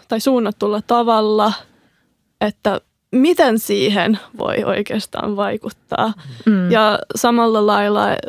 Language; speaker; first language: Finnish; early bilingual, other home language; Serbian